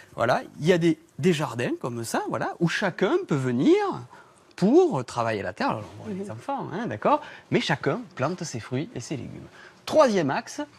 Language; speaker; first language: French; native; French